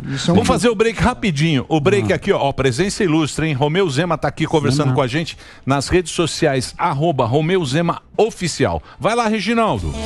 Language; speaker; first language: Portuguese; native; Portuguese